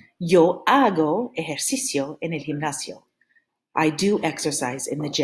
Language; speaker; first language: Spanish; non-native, fluent; English